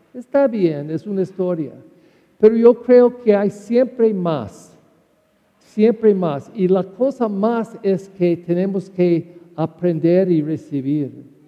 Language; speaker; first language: Spanish; non-native, learner; English